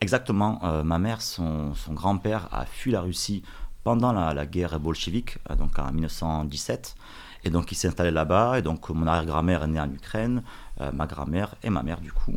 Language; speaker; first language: French; early bilingual, other home language; Russian